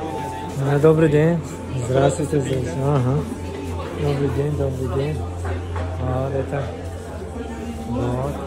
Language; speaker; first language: Russian; non-native, learner; Tajik